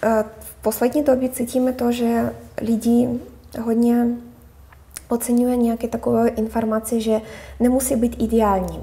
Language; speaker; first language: Czech; non-native, fluent; Russian